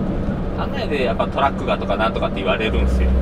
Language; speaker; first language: Japanese; native; Japanese